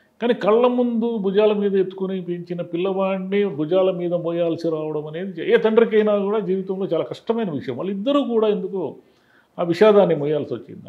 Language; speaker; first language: Telugu; native; Telugu